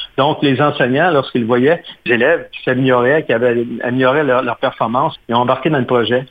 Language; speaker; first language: French; native; French